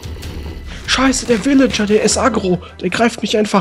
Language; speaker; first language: German; native; German